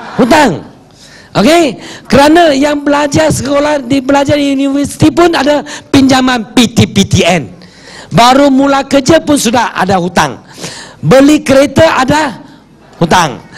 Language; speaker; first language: Malay; non-native, local second language; Chinese